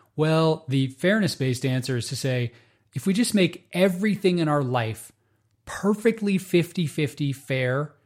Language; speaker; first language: English; native; English